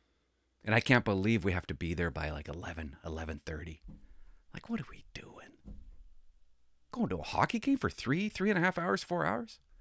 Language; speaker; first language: English; native; English